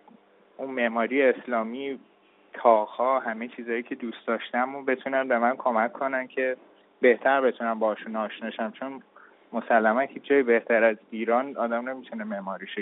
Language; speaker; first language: Persian; early bilingual, heritage; Persian